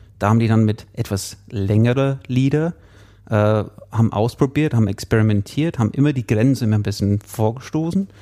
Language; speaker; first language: German; non-native, fluent; English